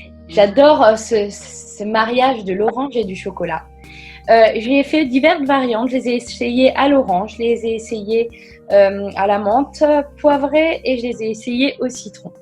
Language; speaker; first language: French; native; French